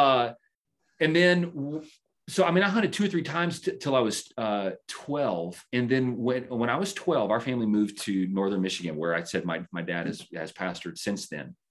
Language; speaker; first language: English; native; English